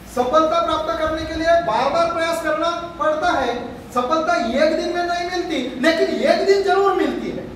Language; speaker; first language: Hindi; non-native, local second language; Marathi